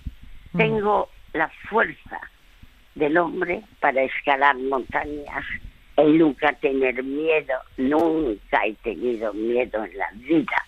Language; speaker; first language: Spanish; early bilingual, other home language; French